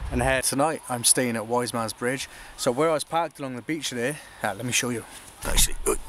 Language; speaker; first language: English; native; English